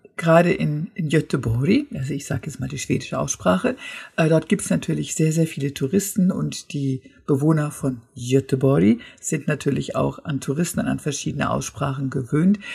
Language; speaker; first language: German; native; German